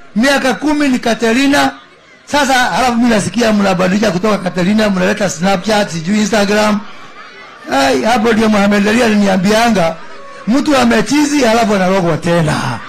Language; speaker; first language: Swahili; non-native, local second language; Kikuyu